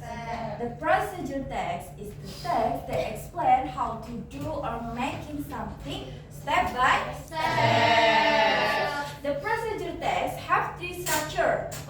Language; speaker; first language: English; non-native, learner; Indonesian